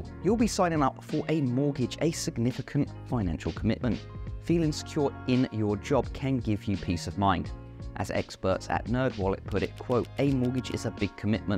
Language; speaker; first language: English; native; English